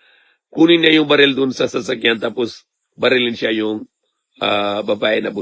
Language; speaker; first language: Filipino; non-native, learner; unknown